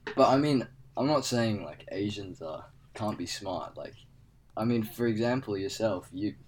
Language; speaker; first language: English; non-native, local second language; Cantonese